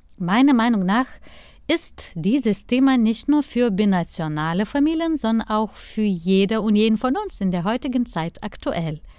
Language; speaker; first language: German; non-native, fluent; Lithuanian